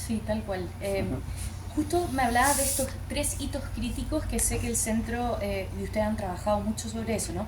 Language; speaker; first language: Spanish; native; Spanish